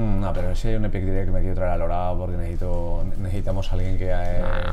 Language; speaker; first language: Spanish; native; Spanish